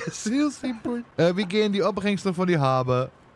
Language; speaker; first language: German; non-native, learner; Dutch